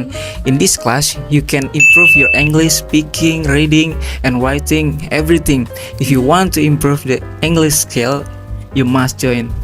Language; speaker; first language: English; non-native, learner; Indonesian